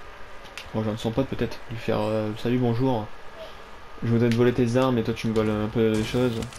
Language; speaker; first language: French; native; French